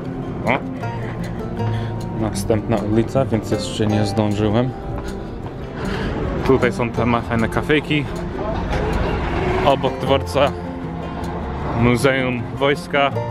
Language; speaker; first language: Polish; non-native, learner; English